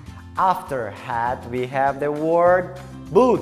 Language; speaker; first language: English; non-native, learner; Tajik